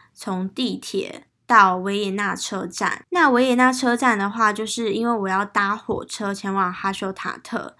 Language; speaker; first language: Chinese; native; Chinese